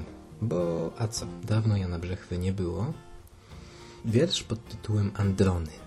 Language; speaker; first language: Polish; native; Polish